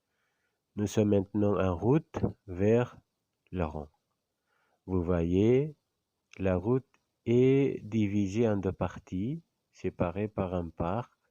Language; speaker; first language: French; non-native, fluent; Indonesian